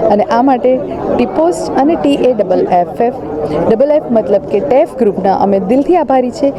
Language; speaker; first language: Gujarati; native; Gujarati